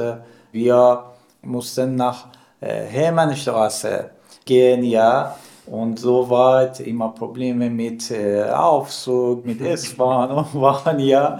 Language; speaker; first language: German; non-native, learner; Persian